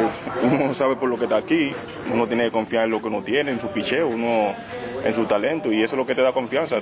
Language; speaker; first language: Spanish; native; Spanish